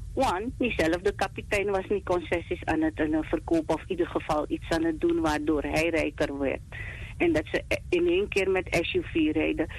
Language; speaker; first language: Dutch; native; Dutch